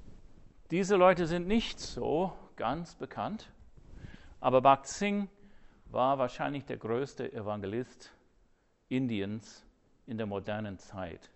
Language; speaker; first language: German; non-native, fluent; English